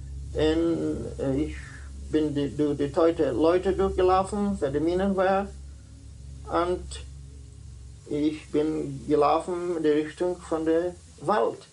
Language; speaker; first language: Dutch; non-native, learner; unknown